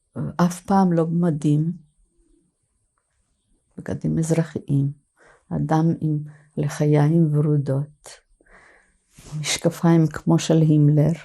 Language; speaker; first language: Hebrew; non-native, fluent; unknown